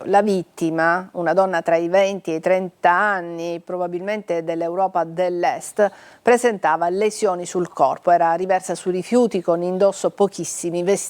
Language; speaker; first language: Italian; native; Italian